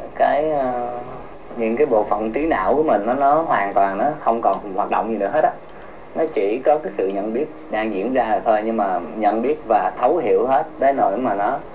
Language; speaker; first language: Vietnamese; early bilingual, heritage; Vietnamese